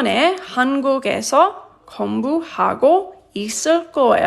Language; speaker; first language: Korean; non-native, fluent; English